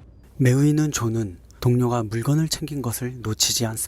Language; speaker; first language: Korean; native; Korean